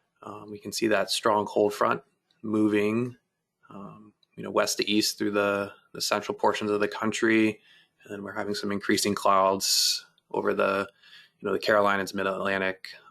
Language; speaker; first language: English; native; English